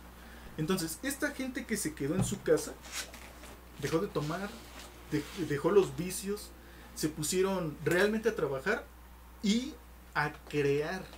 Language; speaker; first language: Spanish; native; Spanish